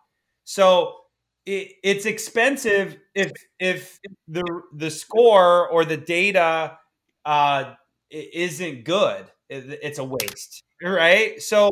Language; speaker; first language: English; native; English